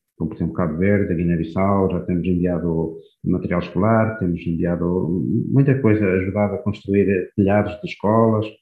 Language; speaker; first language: Portuguese; native; Portuguese